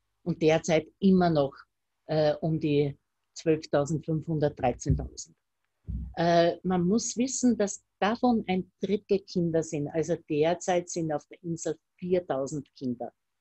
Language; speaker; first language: German; native; German